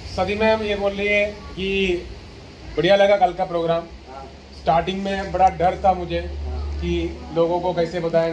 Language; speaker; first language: Hindi; non-native, local second language; Malayalam